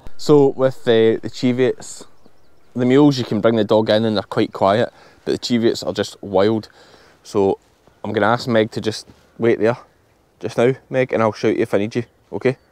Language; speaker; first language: English; native; English